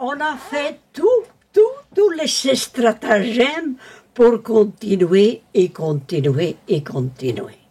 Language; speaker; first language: French; non-native, local second language; Spanish